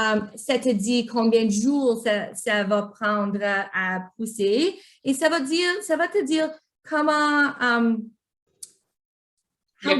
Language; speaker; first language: French; non-native, local second language; English